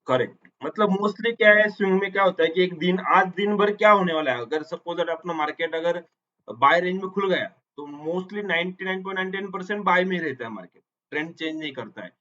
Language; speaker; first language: Hindi; non-native, local second language; Marathi